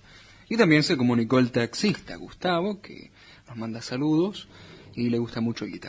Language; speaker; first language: Spanish; native; Spanish